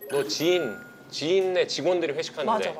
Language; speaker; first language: Korean; native; Korean